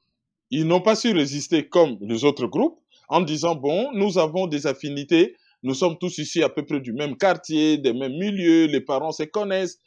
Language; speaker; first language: French; non-native, local second language; Lingala